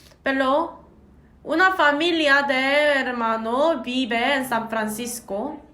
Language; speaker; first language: Spanish; non-native, fluent; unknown